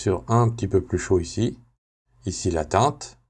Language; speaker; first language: French; native; French